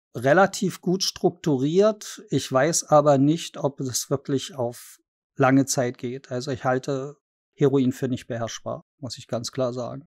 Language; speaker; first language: German; native; German